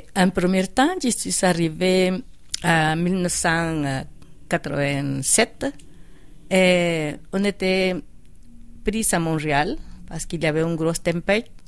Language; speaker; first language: French; non-native, fluent; Spanish